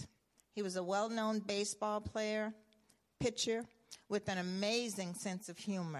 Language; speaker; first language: English; native; English